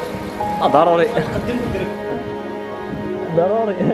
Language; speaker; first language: Arabic; native; Arabic